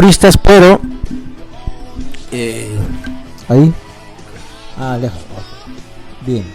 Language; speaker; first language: Spanish; native; Spanish